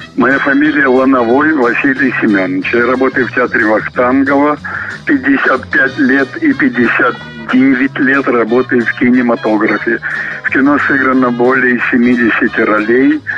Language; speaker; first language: Russian; non-native, local second language; Ukrainian